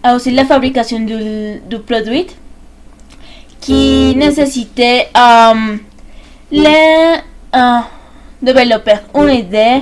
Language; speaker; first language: French; non-native, learner; Spanish